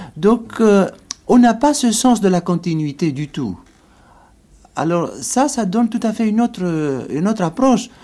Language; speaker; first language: French; non-native, fluent; Greek